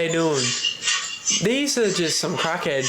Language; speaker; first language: English; native; English